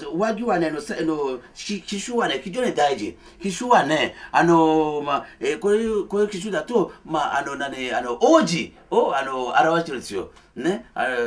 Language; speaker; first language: Japanese; non-native, fluent; Fon